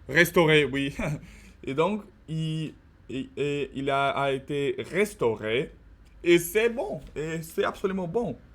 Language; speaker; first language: French; non-native, learner; Russian